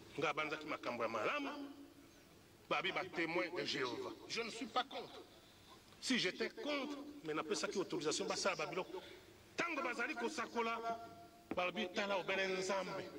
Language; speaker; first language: Lingala; non-native, local second language; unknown